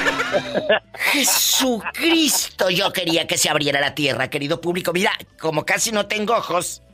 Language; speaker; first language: Spanish; native; Spanish